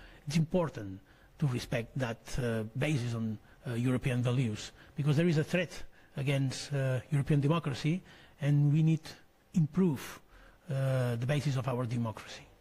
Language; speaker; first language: English; non-native, fluent; Catalan